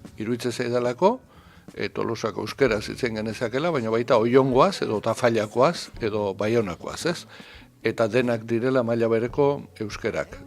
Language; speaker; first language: Basque; native; Basque